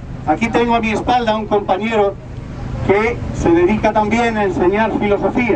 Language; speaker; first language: Spanish; native; Spanish